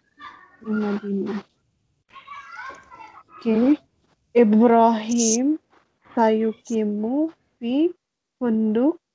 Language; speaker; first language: Arabic; non-native, learner; Malay